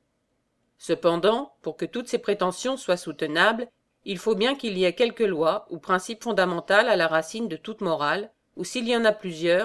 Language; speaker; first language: French; native; French